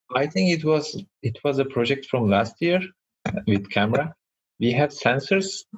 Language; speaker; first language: English; non-native, fluent; Turkish